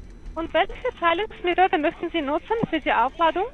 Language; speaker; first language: German; non-native, learner; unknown